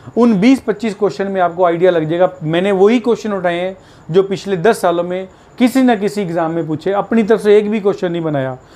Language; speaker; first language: Hindi; native; Hindi